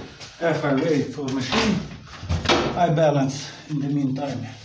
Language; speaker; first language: English; non-native, learner; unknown